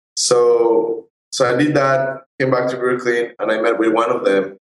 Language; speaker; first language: English; non-native, fluent; Spanish